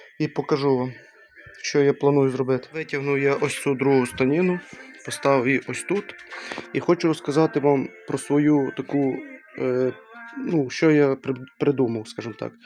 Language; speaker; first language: Ukrainian; native; Ukrainian